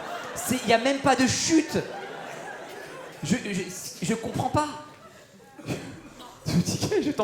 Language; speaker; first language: French; native; French